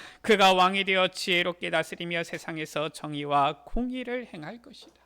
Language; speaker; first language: Korean; native; Korean